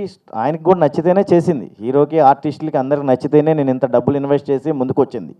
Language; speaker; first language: Telugu; native; Telugu